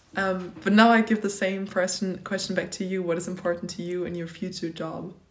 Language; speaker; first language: English; non-native, fluent; German